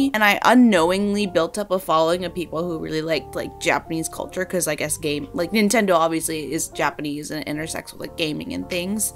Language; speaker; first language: English; native; English